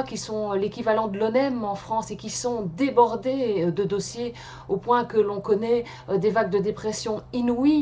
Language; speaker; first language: French; native; French